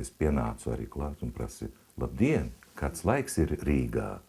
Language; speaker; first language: Latvian; non-native, local second language; Russian